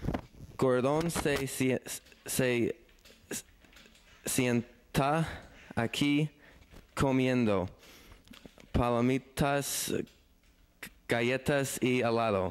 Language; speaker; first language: Spanish; non-native, learner; English